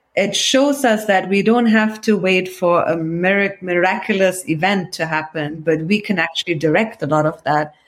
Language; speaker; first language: English; non-native, fluent; German